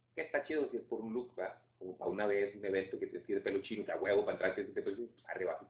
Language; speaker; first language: Spanish; native; Spanish